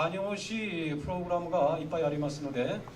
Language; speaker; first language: Japanese; non-native, fluent; Korean